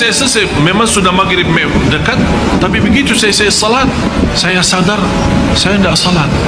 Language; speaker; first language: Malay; non-native, fluent; Arabic